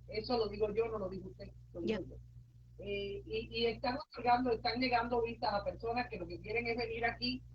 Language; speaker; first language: Spanish; native; Spanish